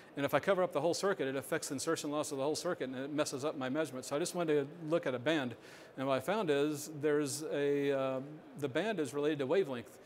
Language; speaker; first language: English; native; English